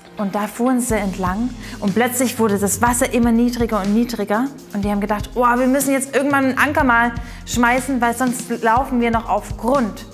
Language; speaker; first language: German; native; German